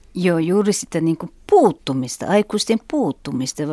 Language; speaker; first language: Finnish; non-native, fluent; Uzbek